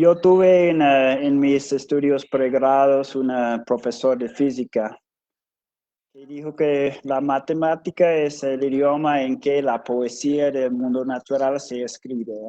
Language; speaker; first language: Spanish; non-native, fluent; English